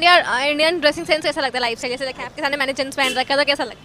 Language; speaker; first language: Hindi; native; Hindi